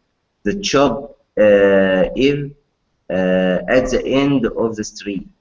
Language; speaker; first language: English; non-native, learner; Arabic